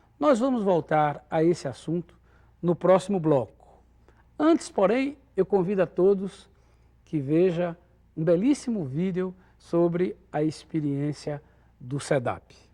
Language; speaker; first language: Portuguese; native; Portuguese